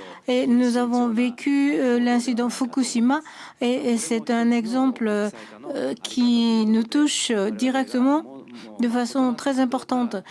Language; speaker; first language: French; non-native, fluent; Japanese